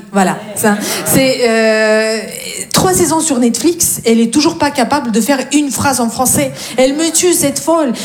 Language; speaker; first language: French; non-native, fluent; Russian